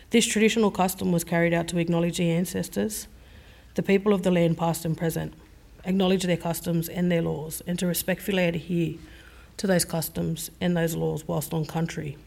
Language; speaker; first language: English; native; English